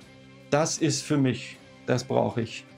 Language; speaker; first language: German; non-native, fluent; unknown